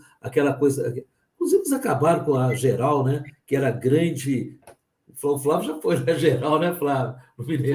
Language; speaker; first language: Portuguese; native; Portuguese